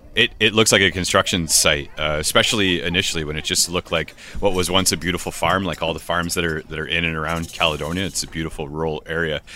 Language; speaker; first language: English; native; English